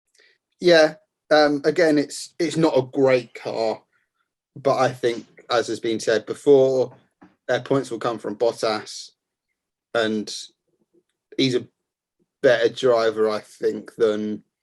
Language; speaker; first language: English; native; English